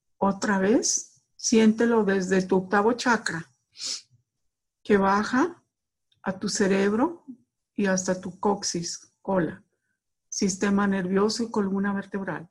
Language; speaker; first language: Spanish; native; Spanish